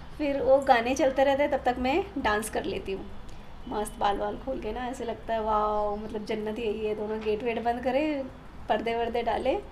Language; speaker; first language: Hindi; native; Hindi